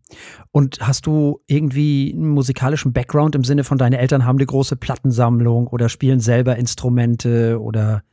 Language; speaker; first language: German; native; German